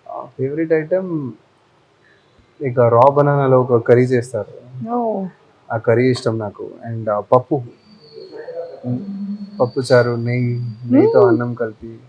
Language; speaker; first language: Telugu; non-native, fluent; Tamil